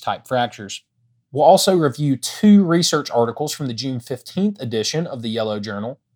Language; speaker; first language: English; native; English